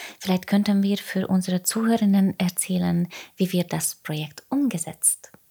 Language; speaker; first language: German; non-native, fluent; Hungarian